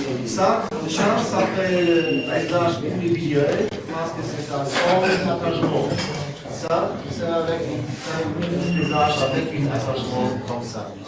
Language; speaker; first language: French; non-native, learner; German